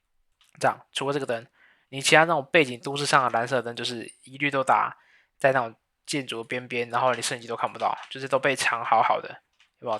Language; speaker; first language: Chinese; native; Chinese